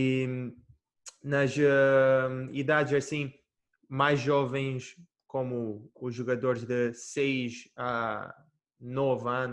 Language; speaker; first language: Portuguese; early bilingual, heritage; Portuguese